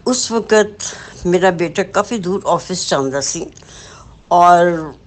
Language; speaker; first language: Hindi; non-native, local second language; Punjabi